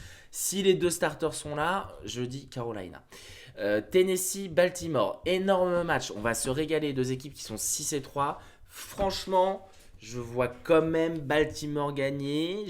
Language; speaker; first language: French; native; French